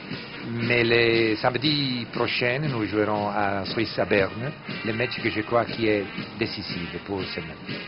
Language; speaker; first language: French; non-native, fluent; Italian